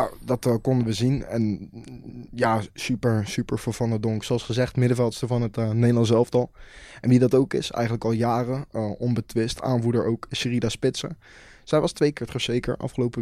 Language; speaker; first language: Dutch; native; Dutch